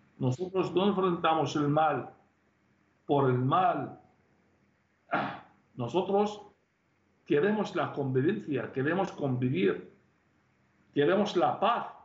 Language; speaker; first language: Spanish; non-native, fluent; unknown